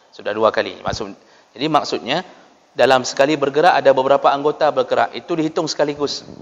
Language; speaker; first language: Malay; non-native, local second language; Achinese